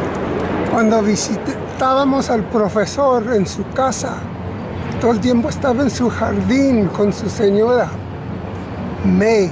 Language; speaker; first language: Spanish; early bilingual, other home language; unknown